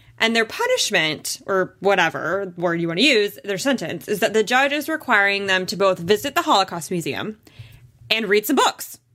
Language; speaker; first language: English; native; English